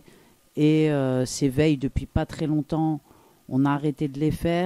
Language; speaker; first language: French; native; French